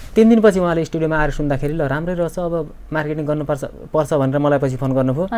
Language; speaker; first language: Nepali; native; Nepali